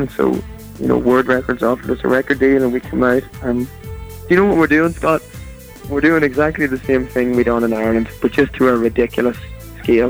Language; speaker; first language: English; native; English